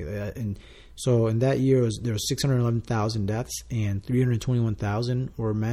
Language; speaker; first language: English; non-native, fluent; Spanish